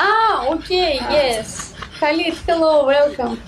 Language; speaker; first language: English; non-native, learner; Russian